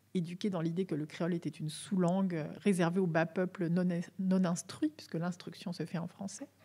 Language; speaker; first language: French; native; French